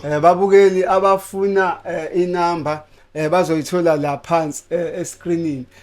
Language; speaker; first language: Zulu; native; Zulu